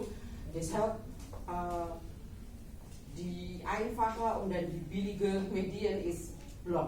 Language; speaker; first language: German; non-native, fluent; Indonesian